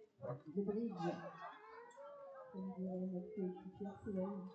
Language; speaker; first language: French; native; French